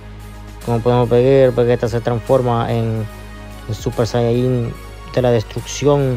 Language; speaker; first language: Spanish; native; Spanish